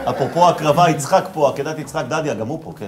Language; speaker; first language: Hebrew; native; Hebrew